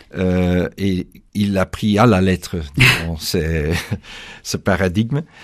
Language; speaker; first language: French; non-native, fluent; Dutch